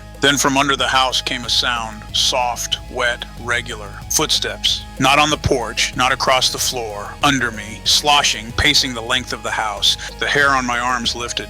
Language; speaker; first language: English; native; English